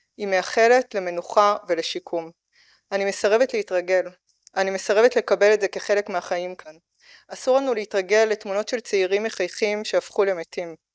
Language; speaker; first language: Hebrew; native; Hebrew